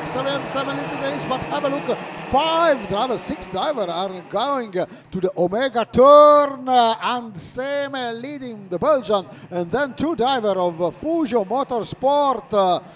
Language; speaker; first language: English; non-native, fluent; Italian